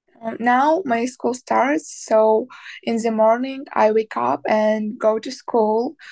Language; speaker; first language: English; non-native, learner; Ukrainian